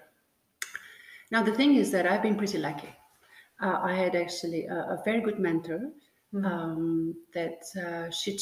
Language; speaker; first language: English; non-native, fluent; Albanian